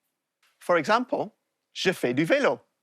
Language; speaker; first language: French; non-native, fluent; English